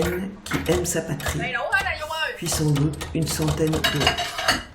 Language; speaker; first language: French; native; French